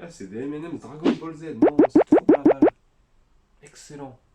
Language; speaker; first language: French; native; French